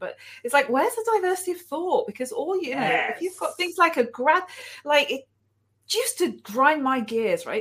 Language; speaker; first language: English; native; English